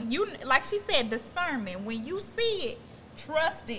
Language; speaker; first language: English; native; English